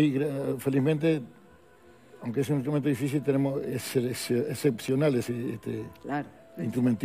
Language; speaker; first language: Spanish; native; Spanish